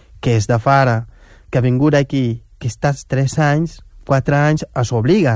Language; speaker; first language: Catalan; non-native, local second language; Wolof